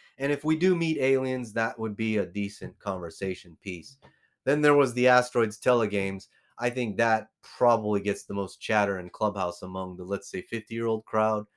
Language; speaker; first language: English; native; English